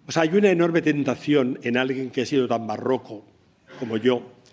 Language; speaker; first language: Spanish; native; Spanish